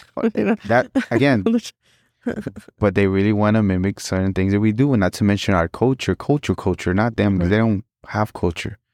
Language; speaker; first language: English; early bilingual, other home language; Spanish